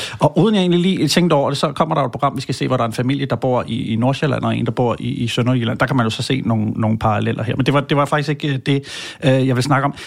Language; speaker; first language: Danish; native; Danish